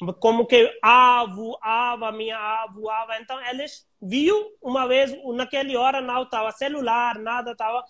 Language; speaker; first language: Portuguese; non-native, learner; Hindi